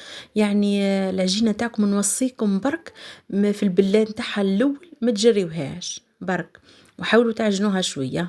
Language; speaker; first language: Arabic; native; Arabic